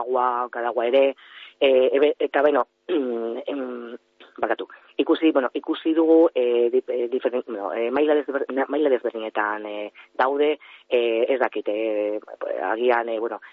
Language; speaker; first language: Basque; non-native, local second language; Spanish